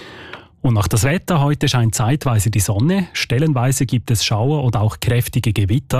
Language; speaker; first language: German; native; German